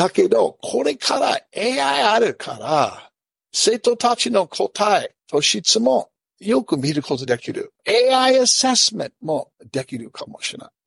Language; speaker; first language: Japanese; non-native, fluent; English